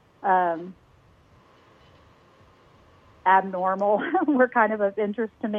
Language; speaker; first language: English; native; English